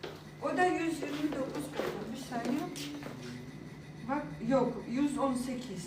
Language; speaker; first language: Turkish; non-native, fluent; Russian